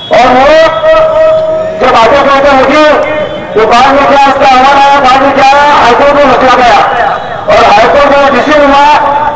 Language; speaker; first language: Hindi; non-native, local second language; Urdu